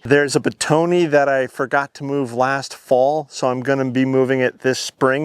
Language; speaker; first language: English; native; English